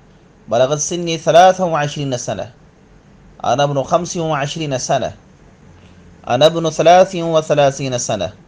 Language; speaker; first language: Arabic; non-native, fluent; Urdu